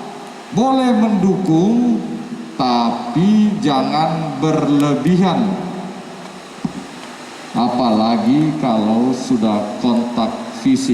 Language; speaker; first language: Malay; non-native, local second language; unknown